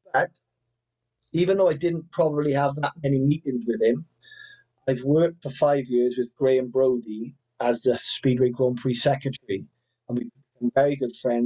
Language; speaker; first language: English; native; English